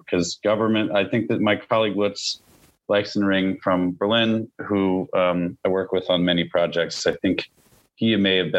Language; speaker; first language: English; native; English